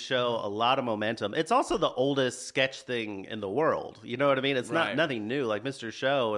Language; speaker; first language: English; native; English